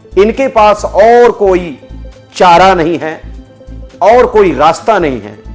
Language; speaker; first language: Hindi; native; Hindi